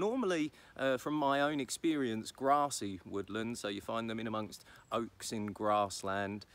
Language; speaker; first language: English; native; English